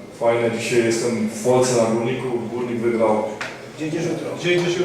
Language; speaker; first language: Polish; early bilingual, heritage; Polish